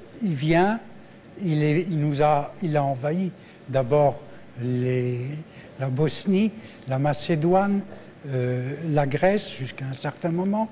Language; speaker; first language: French; native; French